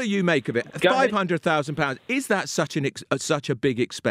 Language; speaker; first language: English; native; English